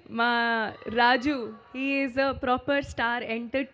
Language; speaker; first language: Telugu; non-native, learner; Hindi